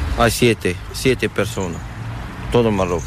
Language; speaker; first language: Spanish; non-native, learner; Arabic